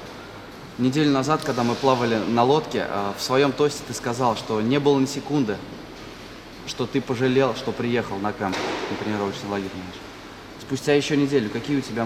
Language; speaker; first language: Russian; native; Russian